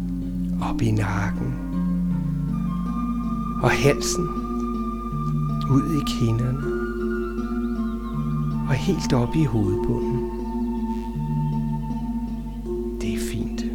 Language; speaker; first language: Danish; native; Danish